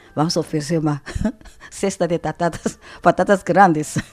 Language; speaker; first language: Portuguese; non-native, fluent; Chinese